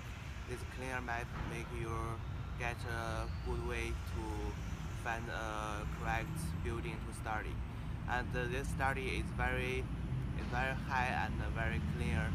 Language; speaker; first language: English; non-native, learner; Chinese